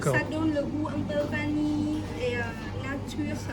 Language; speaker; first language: French; non-native, learner; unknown